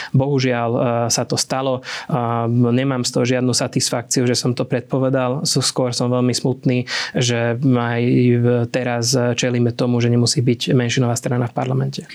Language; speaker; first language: Slovak; non-native, local second language; Hungarian